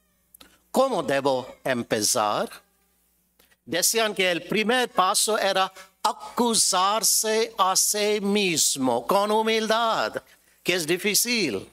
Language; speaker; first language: Spanish; non-native, fluent; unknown